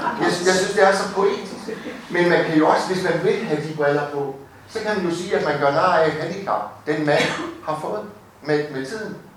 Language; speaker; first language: Danish; native; Danish